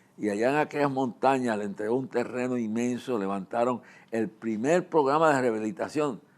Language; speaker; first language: Spanish; non-native, fluent; English